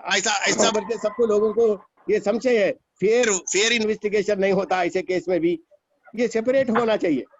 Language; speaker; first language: Hindi; non-native, local second language; Telugu